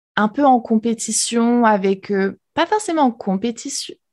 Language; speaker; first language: French; native; French